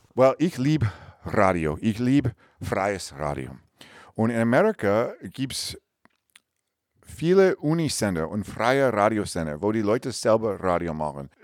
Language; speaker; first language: German; non-native, learner; English